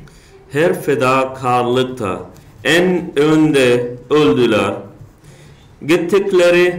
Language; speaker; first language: Turkish; non-native, learner; Urdu